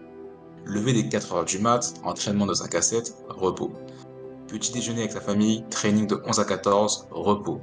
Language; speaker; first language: French; native; French